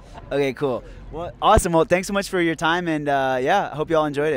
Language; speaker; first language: English; early bilingual, other home language; Spanish